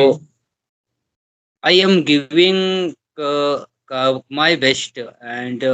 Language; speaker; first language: English; non-native, learner; Hindi